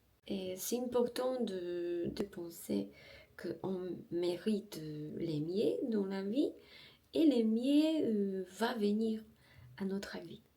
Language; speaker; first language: French; non-native, learner; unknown